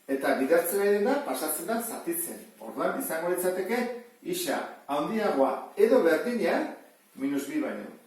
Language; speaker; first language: Basque; native; Basque